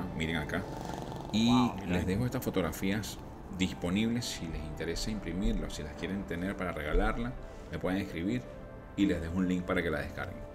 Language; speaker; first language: Spanish; native; Spanish